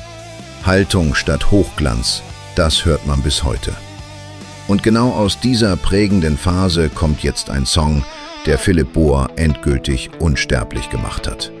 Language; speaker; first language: German; native; German